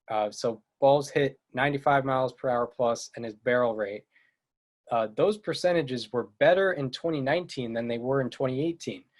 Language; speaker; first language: English; native; English